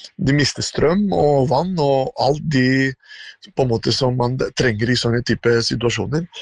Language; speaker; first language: Norwegian; non-native, fluent; Spanish